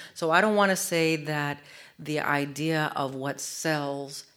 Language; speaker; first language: English; early bilingual, other home language; Spanish